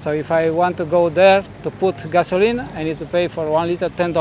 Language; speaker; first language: English; non-native, learner; Romanian